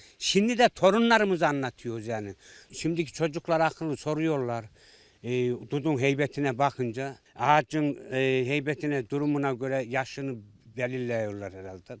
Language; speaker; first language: Turkish; native; Turkish